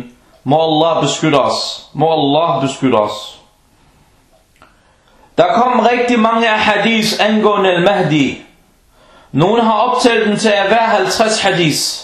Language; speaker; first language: Danish; early bilingual, other home language; Arabic